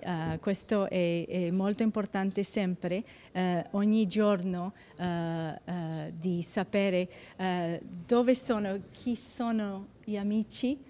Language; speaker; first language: Italian; non-native, fluent; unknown